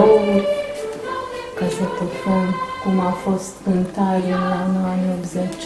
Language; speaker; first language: Romanian; non-native, local second language; Hungarian